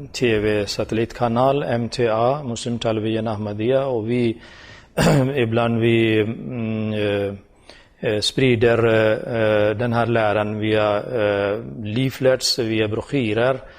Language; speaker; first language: Swedish; non-native, fluent; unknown